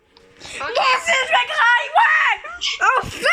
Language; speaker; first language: French; native; French